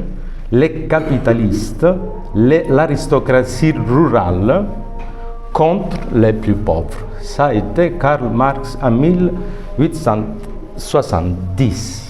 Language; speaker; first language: French; non-native, fluent; Italian